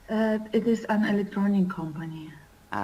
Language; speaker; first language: English; non-native, learner; Russian